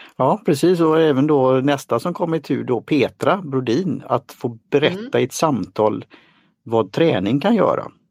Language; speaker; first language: Swedish; native; Swedish